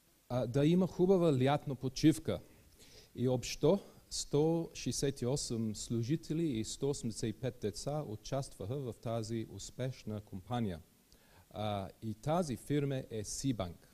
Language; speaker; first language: Bulgarian; non-native, learner; English